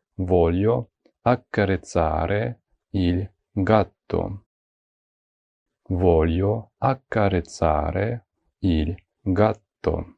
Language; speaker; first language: Italian; non-native, fluent; Ukrainian